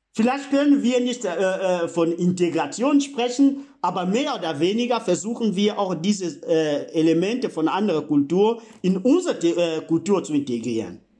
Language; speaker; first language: German; non-native, fluent; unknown